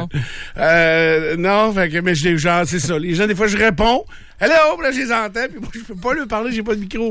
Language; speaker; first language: French; native; French